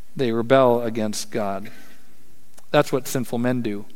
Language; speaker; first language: English; native; English